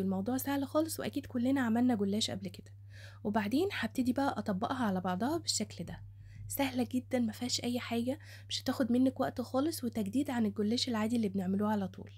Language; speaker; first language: Arabic; native; Arabic